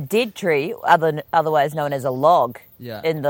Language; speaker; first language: English; native; English